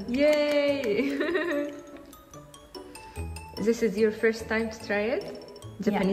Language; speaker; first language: English; non-native, learner; Japanese